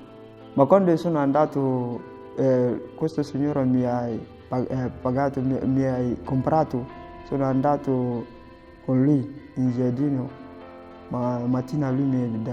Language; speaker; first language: Italian; non-native, learner; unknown